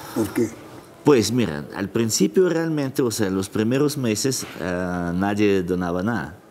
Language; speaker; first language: Spanish; non-native, fluent; Russian